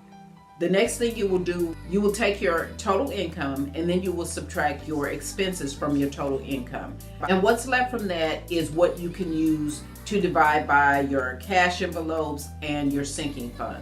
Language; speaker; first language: English; native; English